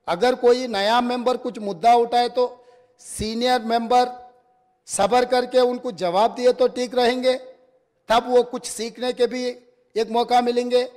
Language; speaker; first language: Hindi; non-native, local second language; Telugu